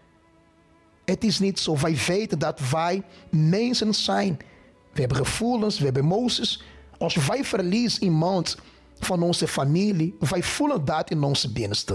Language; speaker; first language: Dutch; non-native, fluent; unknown